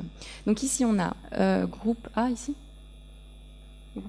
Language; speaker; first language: French; native; French